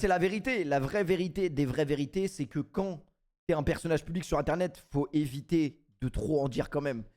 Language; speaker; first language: French; native; French